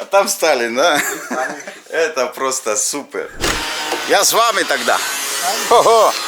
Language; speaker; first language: Russian; non-native, learner; English